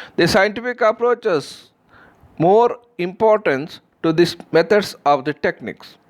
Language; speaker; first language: English; non-native, local second language; Kannada